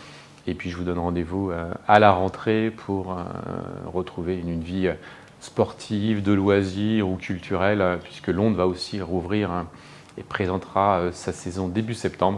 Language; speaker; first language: French; native; French